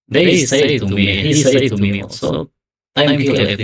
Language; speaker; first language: English; non-native, learner; Indonesian